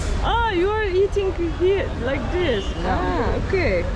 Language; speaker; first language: English; non-native, learner; Turkish